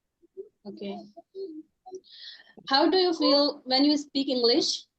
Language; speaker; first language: English; non-native, learner; Hindi